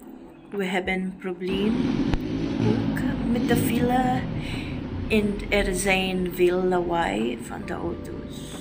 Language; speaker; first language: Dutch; non-native, learner; Filipino